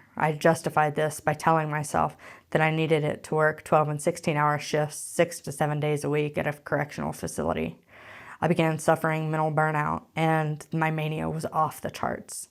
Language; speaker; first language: English; native; English